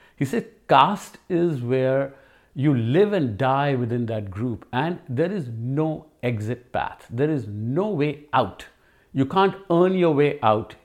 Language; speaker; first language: English; non-native, local second language; Hindi